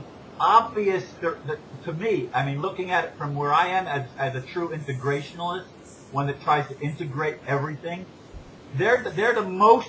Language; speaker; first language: English; native; English